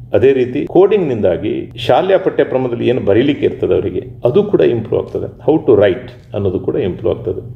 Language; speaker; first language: Kannada; native; Kannada